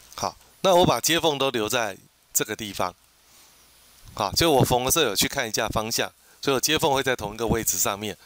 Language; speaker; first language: Chinese; native; Chinese